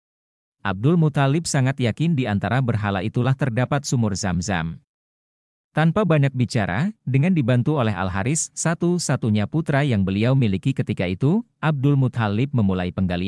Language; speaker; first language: Indonesian; native; Indonesian